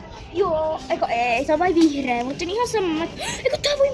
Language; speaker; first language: Finnish; non-native, local second language; Filipino